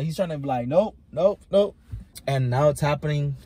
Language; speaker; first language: English; early bilingual, other home language; Spanish